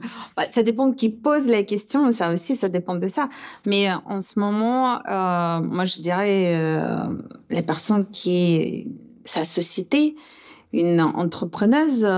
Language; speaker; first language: French; non-native, fluent; Russian